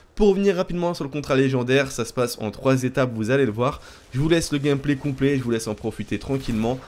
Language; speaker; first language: French; native; French